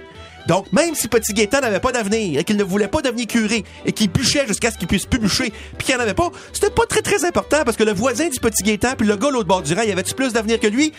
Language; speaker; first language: French; native; French